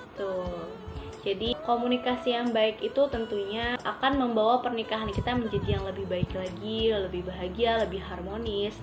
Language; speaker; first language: Indonesian; native; Indonesian